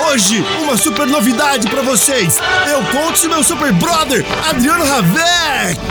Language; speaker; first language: Portuguese; native; Portuguese